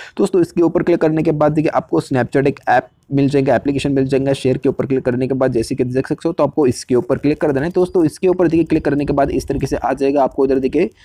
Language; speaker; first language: Hindi; native; Hindi